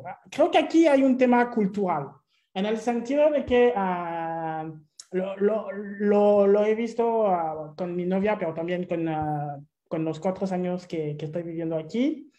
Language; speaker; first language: Spanish; non-native, fluent; French